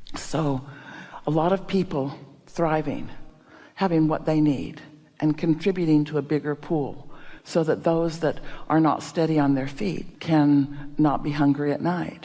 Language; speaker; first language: English; native; English